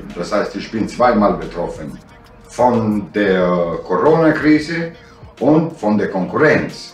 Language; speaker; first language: German; non-native, learner; Italian